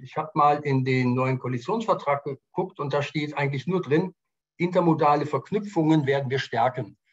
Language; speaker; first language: German; native; German